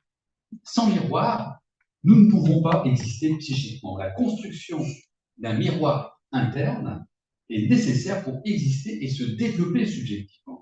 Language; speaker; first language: French; native; French